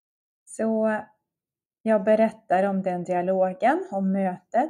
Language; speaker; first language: Swedish; non-native, fluent; Russian